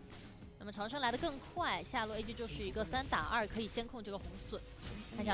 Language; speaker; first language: Chinese; native; Chinese